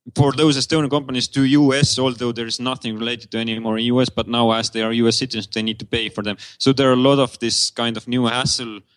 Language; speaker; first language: English; non-native, fluent; Estonian